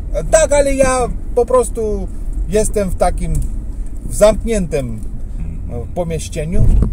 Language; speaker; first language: Polish; non-native, fluent; Georgian